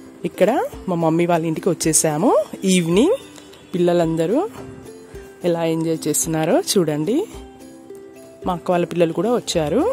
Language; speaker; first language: Telugu; native; Telugu